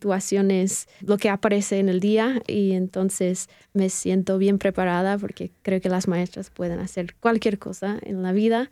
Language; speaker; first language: Spanish; non-native, fluent; English